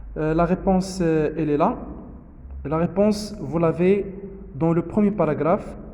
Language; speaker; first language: French; non-native, local second language; Arabic